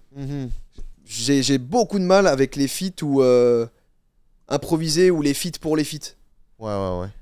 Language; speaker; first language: French; native; French